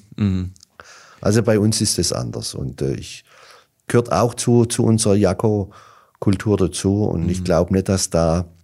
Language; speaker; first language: German; native; German